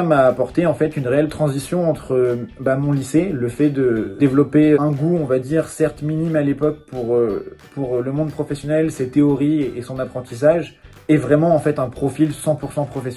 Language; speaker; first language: French; native; French